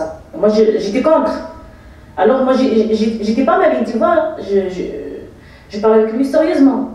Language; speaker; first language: French; non-native, fluent; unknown